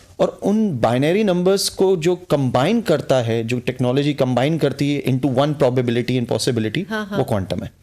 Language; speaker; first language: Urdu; early bilingual, heritage; Urdu